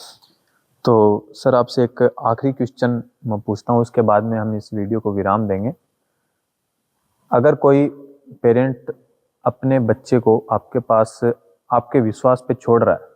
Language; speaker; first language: Hindi; native; Hindi